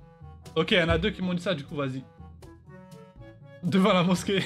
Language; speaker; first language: French; native; French